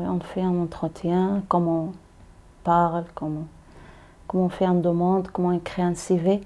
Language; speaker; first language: French; non-native, learner; Arabic